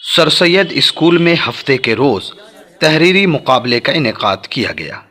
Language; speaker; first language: Urdu; native; Urdu